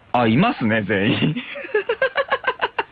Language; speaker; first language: Japanese; native; Japanese